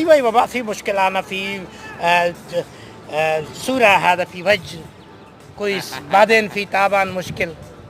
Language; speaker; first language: Arabic; non-native, learner; Sindhi